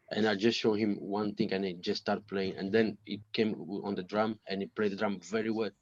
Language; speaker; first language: English; non-native, learner; Italian